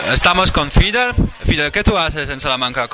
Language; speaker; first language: Spanish; native; Spanish